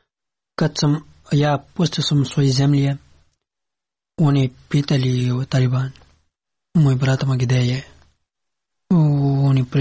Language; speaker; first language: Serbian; non-native, learner; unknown